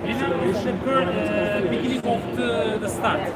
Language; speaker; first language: English; non-native, fluent; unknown